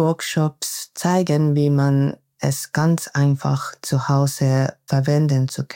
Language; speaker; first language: German; non-native, fluent; Japanese